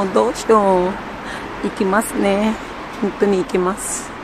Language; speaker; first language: Japanese; non-native, learner; Filipino